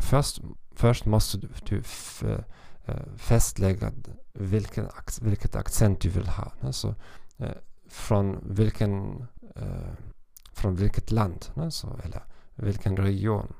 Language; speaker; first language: Swedish; non-native, learner; German